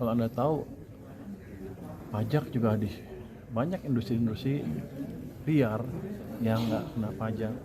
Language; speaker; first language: Indonesian; native; Indonesian